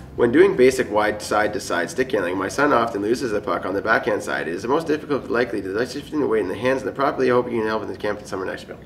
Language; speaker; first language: English; native; English